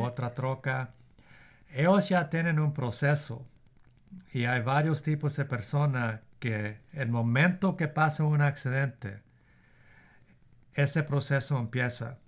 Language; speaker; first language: Spanish; early bilingual, heritage; Spanish